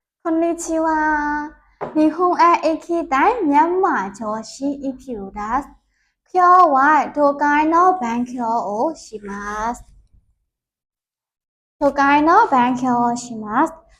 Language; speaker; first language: Japanese; non-native, learner; Burmese